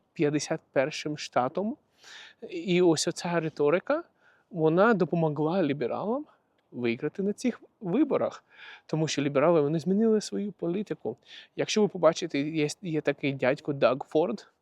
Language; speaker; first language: Ukrainian; non-native, local second language; Russian